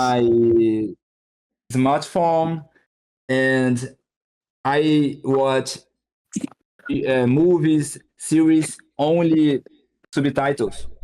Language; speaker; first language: English; non-native, learner; Portuguese